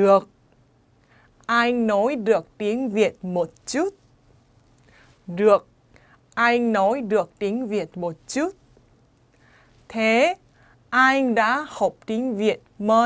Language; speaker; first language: Vietnamese; non-native, fluent; Korean